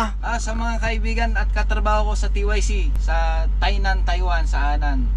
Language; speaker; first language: Filipino; non-native, local second language; Iloko